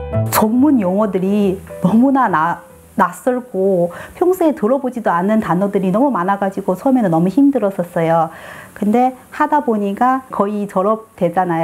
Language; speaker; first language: Korean; non-native, fluent; Chinese